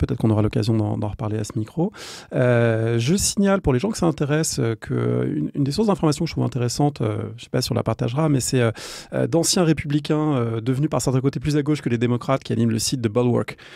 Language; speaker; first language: French; native; French